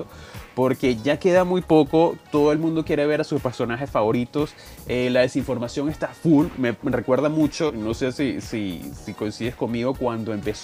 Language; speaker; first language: Spanish; native; Spanish